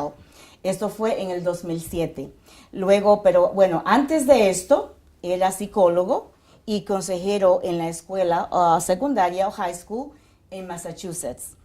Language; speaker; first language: Spanish; native; Spanish